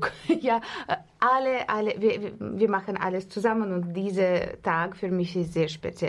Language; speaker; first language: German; non-native, learner; Russian